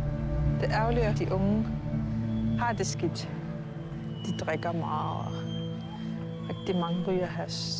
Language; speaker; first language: Danish; non-native, local second language; Kalaallisut